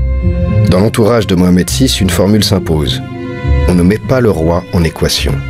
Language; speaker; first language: French; native; French